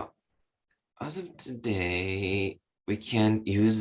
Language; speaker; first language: English; non-native, learner; Japanese